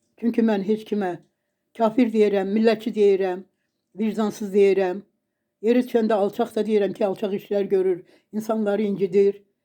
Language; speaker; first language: Azerbaijani; native; Azerbaijani